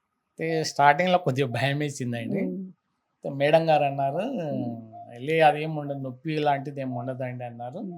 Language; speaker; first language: Telugu; native; Telugu